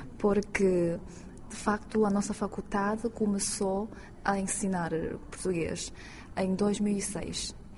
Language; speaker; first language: Portuguese; non-native, fluent; Chinese